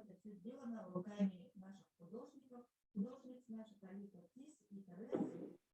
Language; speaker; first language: Russian; native; Russian